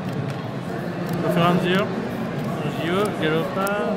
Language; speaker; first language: French; native; French